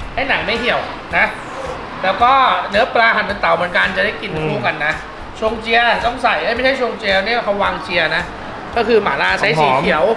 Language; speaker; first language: Thai; non-native, fluent; Chinese